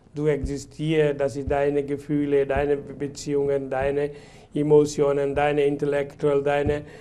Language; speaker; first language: German; non-native, fluent; Hindi